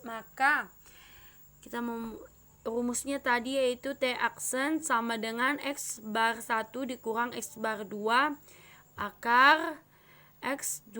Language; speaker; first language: Indonesian; native; Indonesian